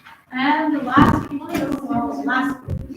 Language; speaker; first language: English; non-native, fluent; Uzbek